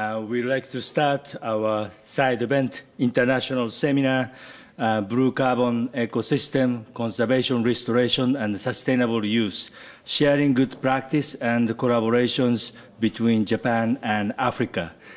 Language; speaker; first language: English; non-native, fluent; Japanese